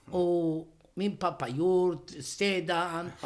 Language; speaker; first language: Swedish; non-native, learner; Romany